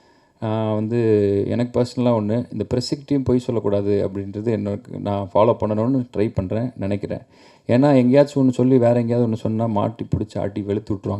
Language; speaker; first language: Tamil; native; Tamil